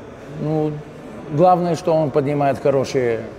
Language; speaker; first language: Russian; non-native, learner; Bulgarian